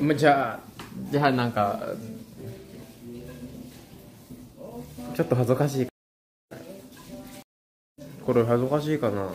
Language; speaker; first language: Japanese; non-native, fluent; Filipino